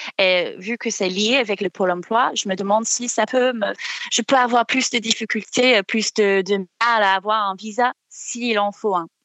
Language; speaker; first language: French; non-native, fluent; English